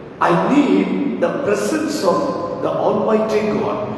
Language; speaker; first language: English; non-native, local second language; Tamil